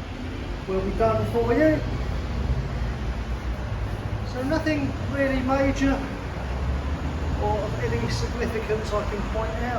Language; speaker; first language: English; native; English